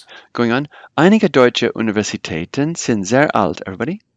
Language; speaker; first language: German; non-native, fluent; English